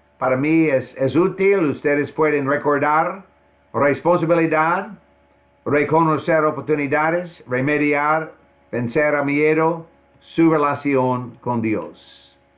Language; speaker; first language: Spanish; non-native, fluent; English